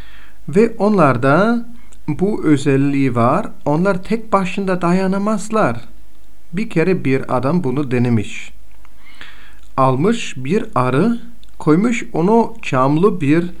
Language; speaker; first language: Turkish; non-native, fluent; Bulgarian